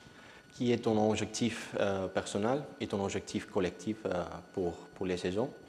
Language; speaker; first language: French; non-native, learner; Spanish